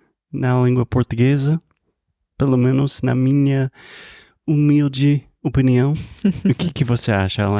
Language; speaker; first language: Portuguese; non-native, fluent; English